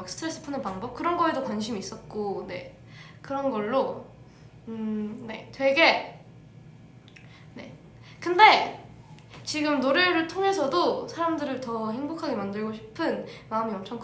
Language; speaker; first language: Korean; early bilingual, heritage; English